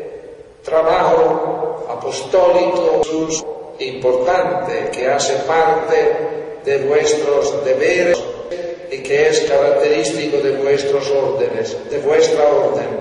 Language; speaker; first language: Spanish; non-native, fluent; Italian